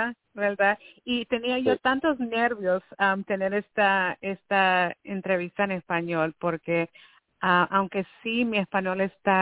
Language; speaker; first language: Spanish; early bilingual, heritage; Spanish